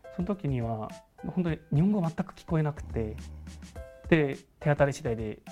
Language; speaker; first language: Japanese; non-native, fluent; Korean